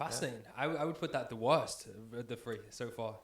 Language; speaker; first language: English; native; English